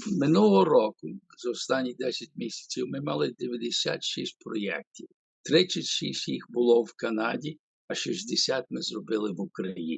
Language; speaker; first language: Ukrainian; early bilingual, heritage; Ukrainian